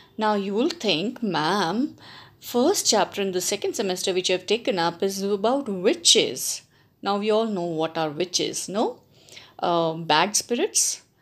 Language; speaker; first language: English; non-native, local second language; Punjabi